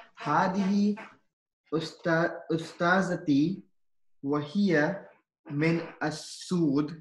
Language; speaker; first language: Arabic; non-native, learner; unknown